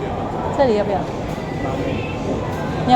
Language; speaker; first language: Chinese; non-native, fluent; Filipino